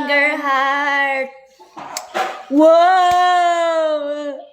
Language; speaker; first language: English; non-native, local second language; Cebuano